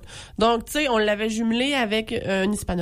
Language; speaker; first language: French; native; French